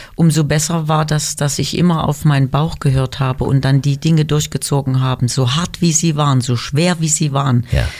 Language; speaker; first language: German; native; German